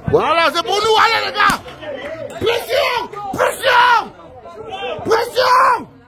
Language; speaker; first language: French; native; French